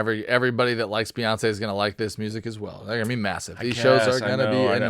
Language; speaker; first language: English; native; English